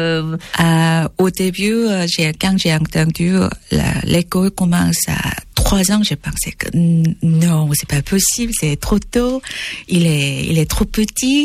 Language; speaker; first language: French; non-native, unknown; Korean